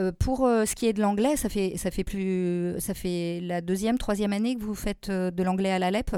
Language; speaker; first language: French; native; French